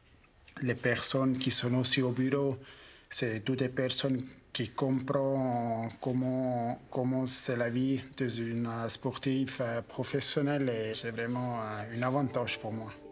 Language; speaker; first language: French; non-native, local second language; German